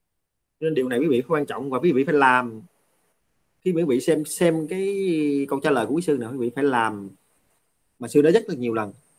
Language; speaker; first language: Vietnamese; native; Vietnamese